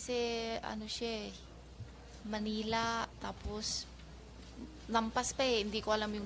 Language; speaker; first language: Filipino; non-native, learner; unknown